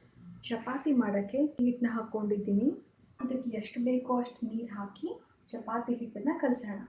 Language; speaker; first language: Kannada; native; Kannada